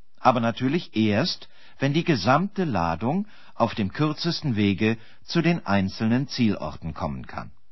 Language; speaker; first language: German; native; German